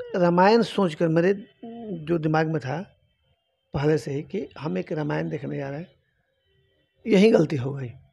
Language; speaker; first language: Hindi; native; Hindi